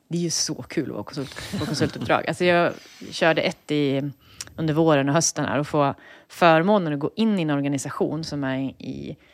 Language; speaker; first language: Swedish; native; Swedish